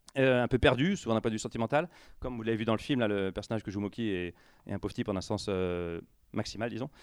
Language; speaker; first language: French; native; French